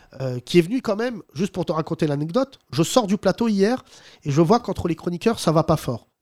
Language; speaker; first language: French; early bilingual, other home language; Arabic